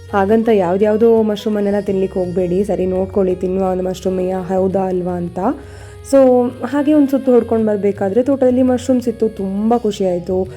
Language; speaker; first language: Kannada; non-native, local second language; Konkani